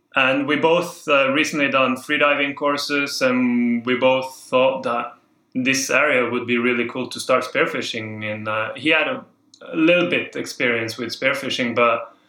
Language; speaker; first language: English; non-native, fluent; Norwegian